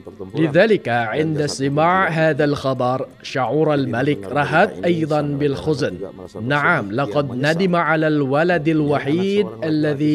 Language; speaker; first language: Arabic; non-native, fluent; Indonesian